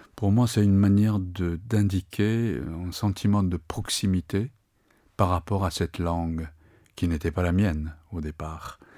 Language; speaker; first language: French; non-native, fluent; Japanese